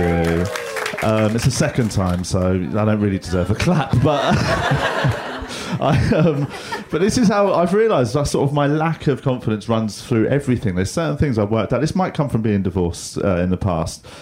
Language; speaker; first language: English; native; English